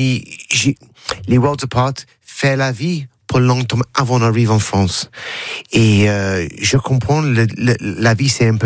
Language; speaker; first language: French; non-native, learner; English